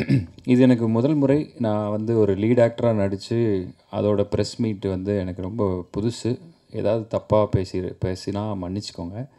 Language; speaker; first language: Tamil; native; Tamil